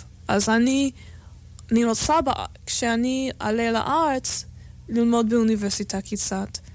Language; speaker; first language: Hebrew; non-native, fluent; English